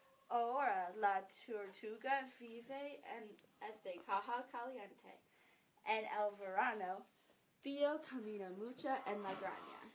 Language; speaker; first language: Spanish; non-native, learner; English